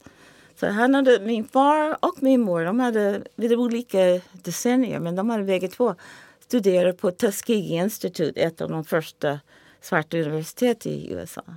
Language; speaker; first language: Swedish; non-native, fluent; English